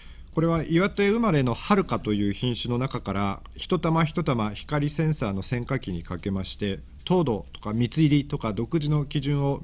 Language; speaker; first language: Japanese; native; Japanese